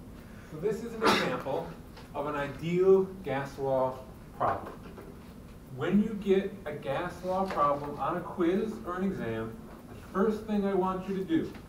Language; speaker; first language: English; native; English